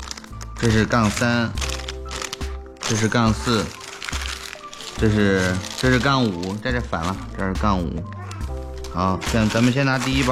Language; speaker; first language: Chinese; native; Chinese